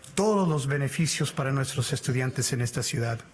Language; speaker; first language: Spanish; early bilingual, heritage; Spanish